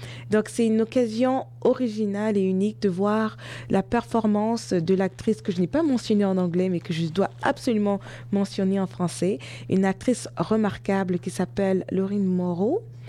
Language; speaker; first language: French; native; French